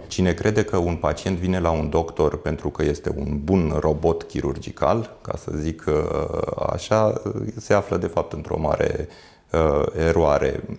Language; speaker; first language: Romanian; native; Romanian